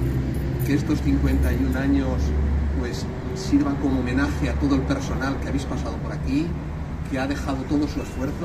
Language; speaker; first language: Spanish; native; Spanish